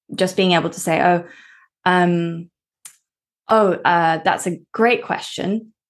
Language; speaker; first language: English; early bilingual, other home language; Norwegian